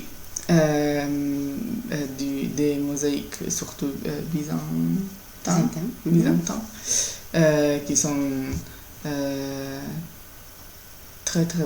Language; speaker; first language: French; non-native, learner; Italian